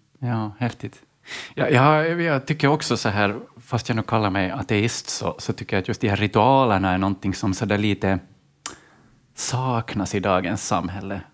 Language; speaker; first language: Swedish; native; Swedish